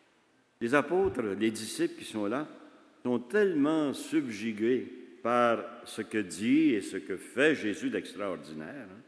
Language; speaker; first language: French; native; French